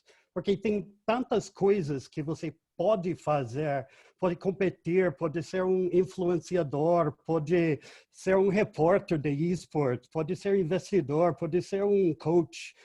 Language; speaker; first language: Portuguese; non-native, fluent; English